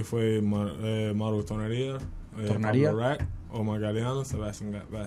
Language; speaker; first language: Spanish; non-native, learner; English